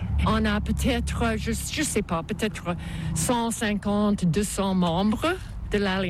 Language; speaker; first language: French; non-native, local second language; English